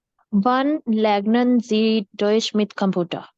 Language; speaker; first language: German; non-native, learner; Hindi